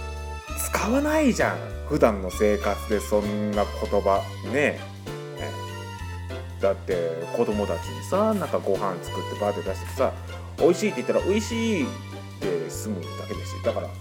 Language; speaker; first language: Japanese; native; Japanese